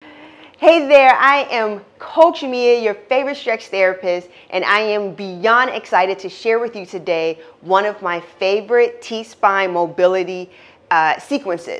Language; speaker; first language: English; native; English